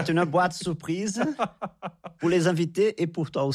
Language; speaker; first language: French; non-native, fluent; Portuguese